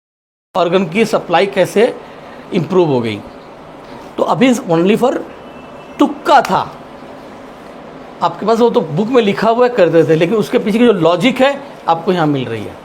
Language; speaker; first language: Hindi; native; Hindi